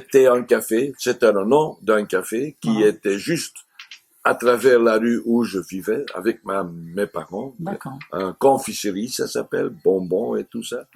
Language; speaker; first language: French; non-native, fluent; Dutch